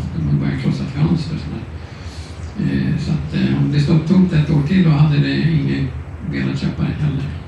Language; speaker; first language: Swedish; native; Swedish